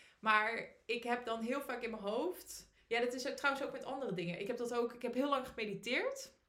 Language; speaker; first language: Dutch; native; Dutch